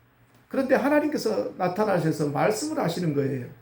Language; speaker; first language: Korean; native; Korean